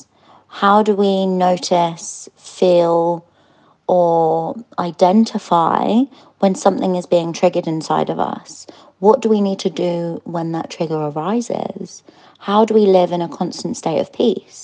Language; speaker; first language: English; native; English